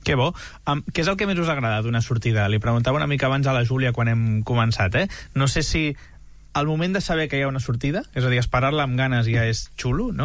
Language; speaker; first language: Catalan; native; Catalan